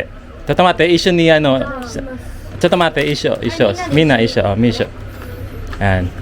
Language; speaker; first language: Japanese; non-native, learner; Filipino